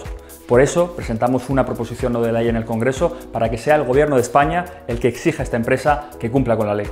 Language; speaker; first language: Spanish; native; Spanish